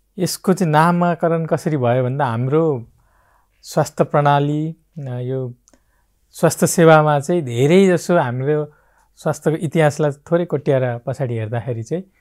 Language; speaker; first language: Nepali; native; Nepali